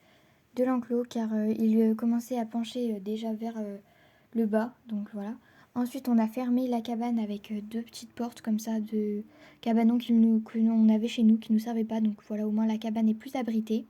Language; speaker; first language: French; native; French